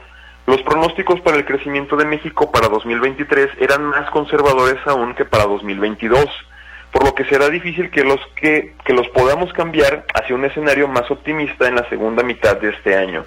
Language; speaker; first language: Spanish; native; Spanish